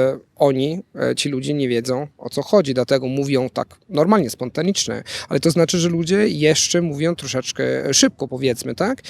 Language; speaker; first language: Polish; non-native, fluent; Italian